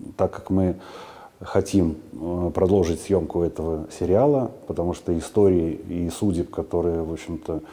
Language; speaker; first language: Russian; native; Russian